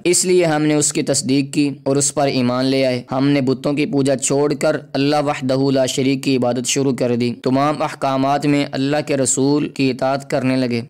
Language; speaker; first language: Urdu; native; Urdu